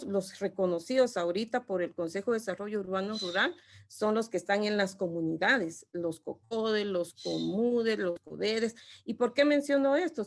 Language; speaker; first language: Spanish; non-native, local second language; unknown